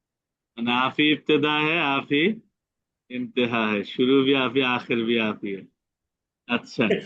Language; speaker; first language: Hindi; non-native, fluent; Bangla